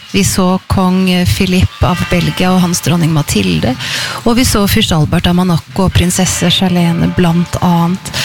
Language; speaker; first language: Norwegian; native; Norwegian